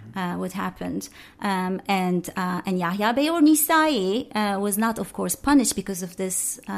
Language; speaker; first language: English; non-native, fluent; Turkish